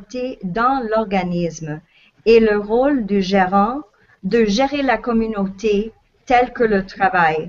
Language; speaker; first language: French; non-native, local second language; English